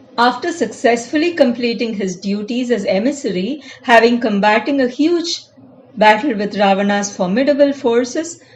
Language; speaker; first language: English; non-native, local second language; Tamil